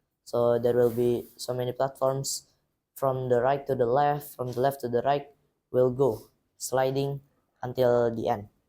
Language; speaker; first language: English; non-native, learner; Indonesian